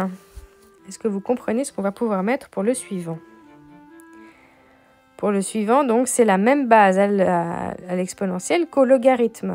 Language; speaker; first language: French; native; French